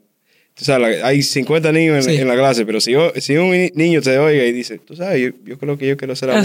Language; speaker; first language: Spanish; early bilingual, heritage; Spanish